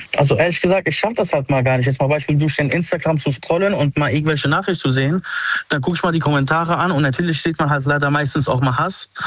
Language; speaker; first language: German; early bilingual, other home language; Arabic